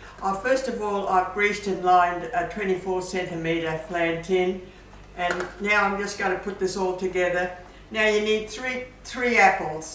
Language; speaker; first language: English; native; English